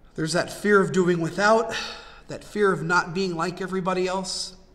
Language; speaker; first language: English; native; English